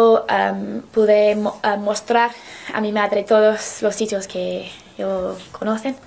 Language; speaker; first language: Spanish; non-native, learner; English